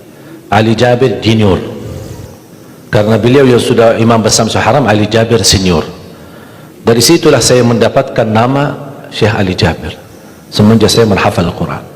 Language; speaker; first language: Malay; non-native, fluent; Arabic